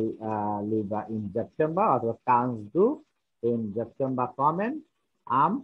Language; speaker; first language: German; non-native, fluent; Bangla